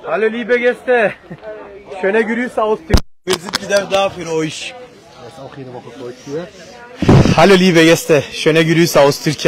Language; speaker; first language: German; non-native, fluent; Turkish